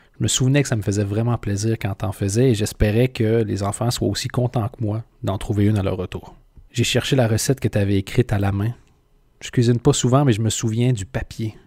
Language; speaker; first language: French; native; French